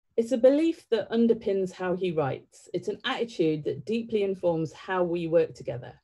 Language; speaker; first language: English; native; English